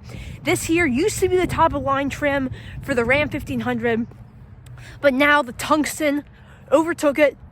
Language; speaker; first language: English; native; English